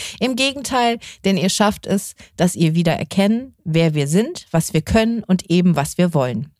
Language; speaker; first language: German; native; German